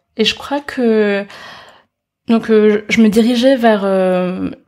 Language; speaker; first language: French; native; French